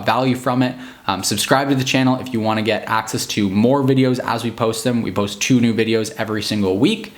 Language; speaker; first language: English; native; English